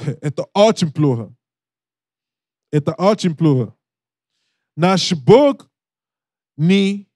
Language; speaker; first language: Russian; non-native, learner; English